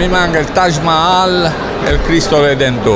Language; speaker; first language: Italian; native; Italian